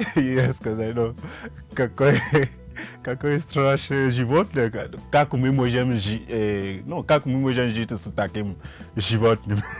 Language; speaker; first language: Russian; non-native, learner; Fon